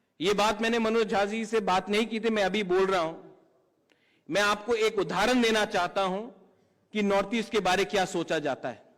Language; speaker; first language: Hindi; non-native, local second language; Kok Borok